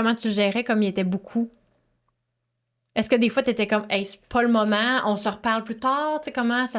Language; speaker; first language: French; native; French